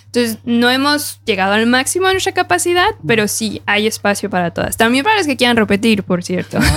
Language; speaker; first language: Spanish; native; Spanish